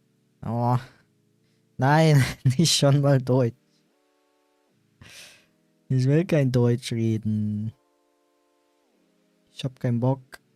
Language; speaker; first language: German; non-native, fluent; English